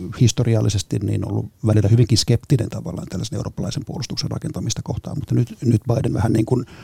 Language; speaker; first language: Finnish; native; Finnish